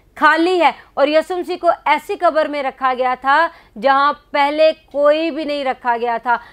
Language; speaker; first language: Urdu; non-native, local second language; Punjabi